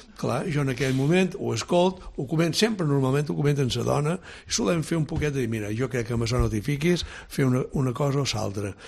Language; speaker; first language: Catalan; native; Catalan